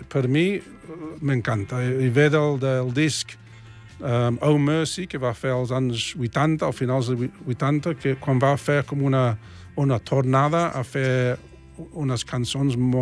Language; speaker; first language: Catalan; non-native, fluent; English